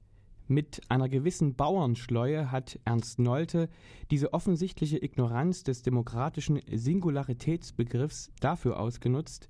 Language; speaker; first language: German; native; German